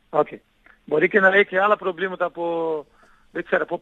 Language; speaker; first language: Greek; non-native, learner; Portuguese